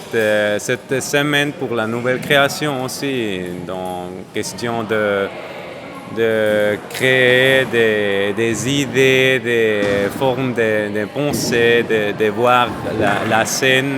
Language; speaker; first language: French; non-native, fluent; Spanish